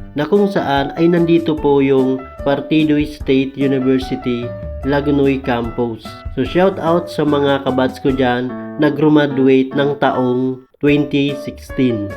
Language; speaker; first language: Filipino; non-native, local second language; Bikol